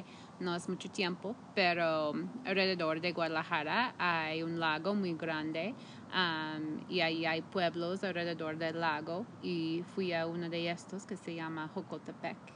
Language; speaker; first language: Spanish; non-native, fluent; English